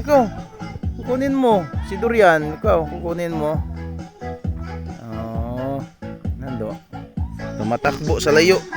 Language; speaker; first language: Filipino; non-native, local second language; Cebuano